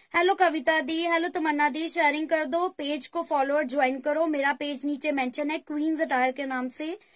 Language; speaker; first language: Hindi; native; Hindi